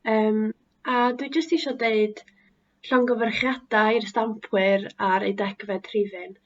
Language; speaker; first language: Welsh; native; Welsh